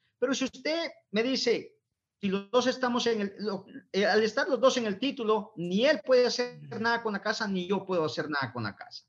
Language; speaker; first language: Spanish; native; Spanish